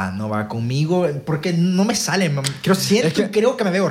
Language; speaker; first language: Spanish; native; Spanish